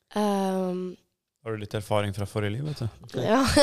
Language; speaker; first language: Norwegian; early bilingual, other home language; Albanian